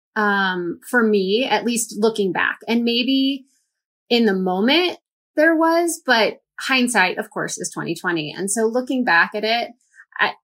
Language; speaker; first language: English; native; English